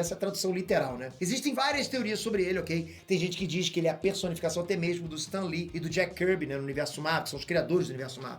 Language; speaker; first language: Portuguese; native; Portuguese